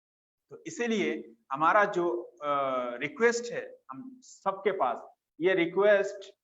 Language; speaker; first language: Hindi; non-native, fluent; Bangla